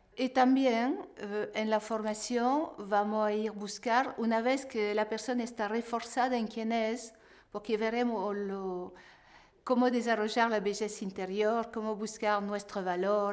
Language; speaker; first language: Spanish; non-native, fluent; French